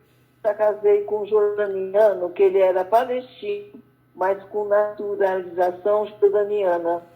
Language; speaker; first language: Portuguese; early bilingual, other home language; Arabic